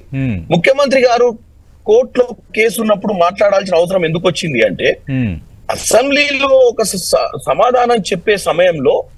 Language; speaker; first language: Telugu; native; Telugu